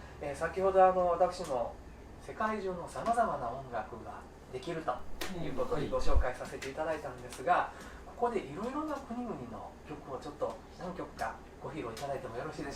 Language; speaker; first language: Japanese; native; Japanese